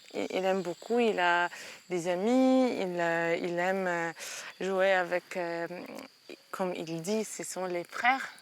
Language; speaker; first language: French; non-native, fluent; Ukrainian